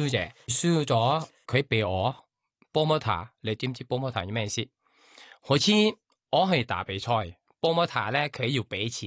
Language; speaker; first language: Cantonese; non-native, learner; Thai